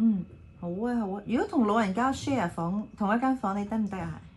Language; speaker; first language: Cantonese; native; Cantonese